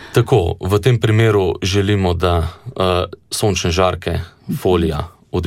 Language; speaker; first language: Slovenian; native; Slovenian